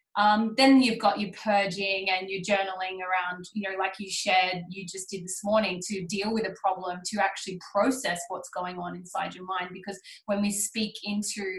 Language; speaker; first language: English; native; English